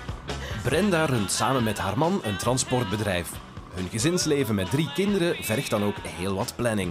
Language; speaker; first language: Dutch; native; Dutch